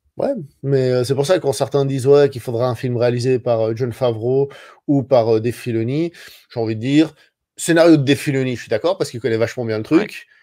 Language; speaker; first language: French; native; French